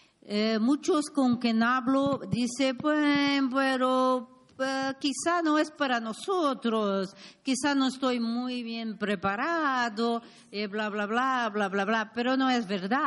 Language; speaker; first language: Spanish; non-native, learner; Portuguese